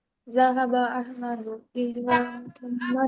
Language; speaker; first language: Arabic; non-native, learner; Bangla